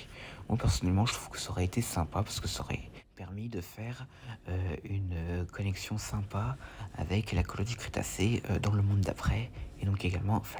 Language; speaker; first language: French; native; French